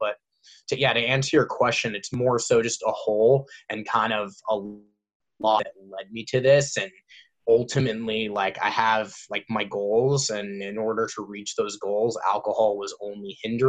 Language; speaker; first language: English; native; English